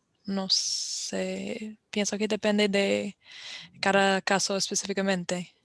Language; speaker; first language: Spanish; non-native, fluent; English